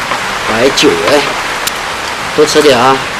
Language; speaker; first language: Chinese; native; Chinese